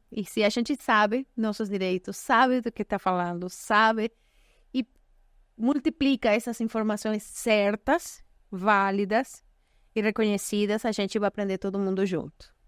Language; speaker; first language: Portuguese; non-native, fluent; Spanish